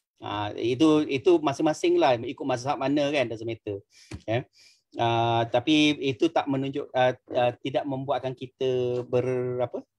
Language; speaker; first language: Malay; native; Malay